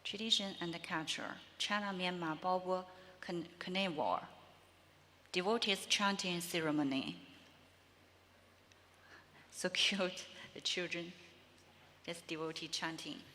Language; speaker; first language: English; non-native, learner; Chinese